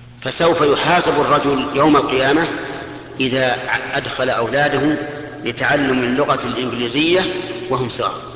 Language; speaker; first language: Arabic; native; Arabic